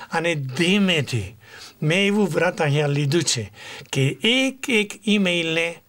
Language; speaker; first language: Gujarati; non-native, fluent; Spanish